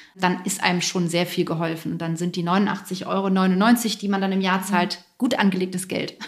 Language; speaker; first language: German; native; German